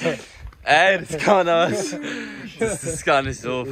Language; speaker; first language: German; native; German